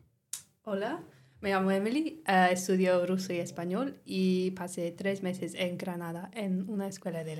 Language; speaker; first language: Spanish; non-native, learner; English